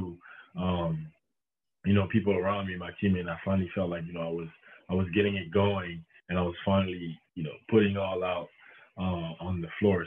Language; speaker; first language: English; non-native, local second language; French